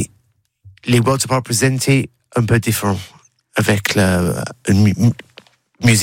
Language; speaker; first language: French; non-native, learner; English